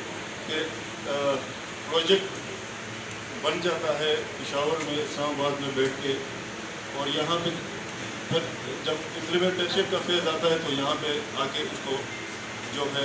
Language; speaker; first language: Urdu; non-native, local second language; Khowar